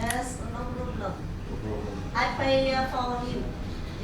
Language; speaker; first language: English; non-native, learner; Vietnamese